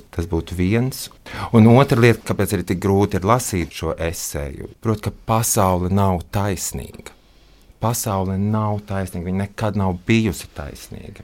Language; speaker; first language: Latvian; non-native, local second language; Russian